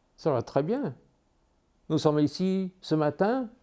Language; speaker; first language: French; non-native, learner; English